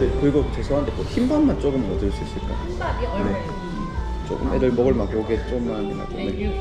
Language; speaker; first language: Korean; native; Korean